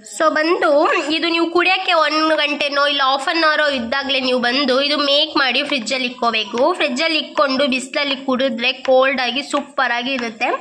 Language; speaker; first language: Kannada; non-native, local second language; Urdu